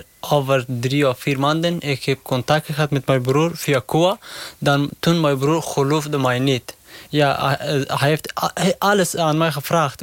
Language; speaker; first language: Dutch; non-native, learner; Persian